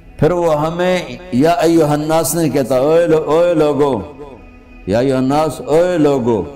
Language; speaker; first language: Urdu; non-native, local second language; Punjabi